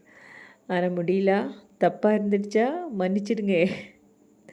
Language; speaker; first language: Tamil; non-native, learner; Malayalam